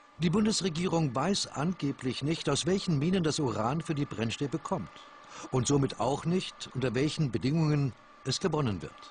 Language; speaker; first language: German; native; German